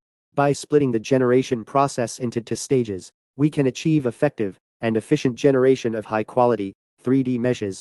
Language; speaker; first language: English; non-native, fluent; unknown